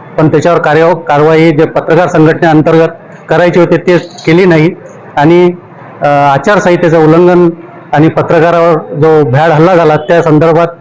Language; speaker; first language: Marathi; native; Marathi